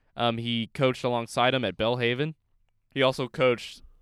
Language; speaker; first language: English; native; English